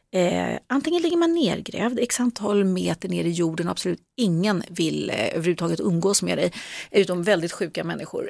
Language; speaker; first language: Swedish; native; Swedish